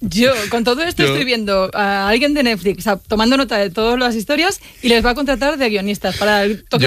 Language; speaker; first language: Spanish; native; Spanish